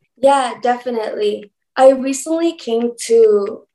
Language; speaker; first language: English; early bilingual, other home language; Spanish